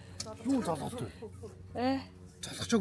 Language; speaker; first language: Mongolian; native; Mongolian